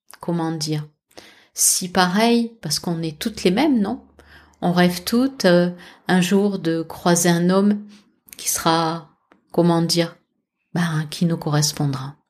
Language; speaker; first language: French; native; French